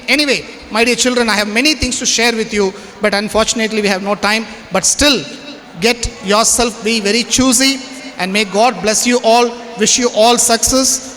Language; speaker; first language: English; non-native, local second language; Tamil